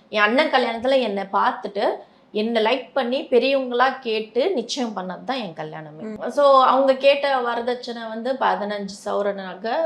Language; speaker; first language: Tamil; native; Tamil